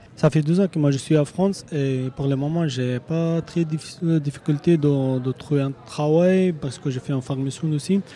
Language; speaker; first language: French; non-native, learner; Persian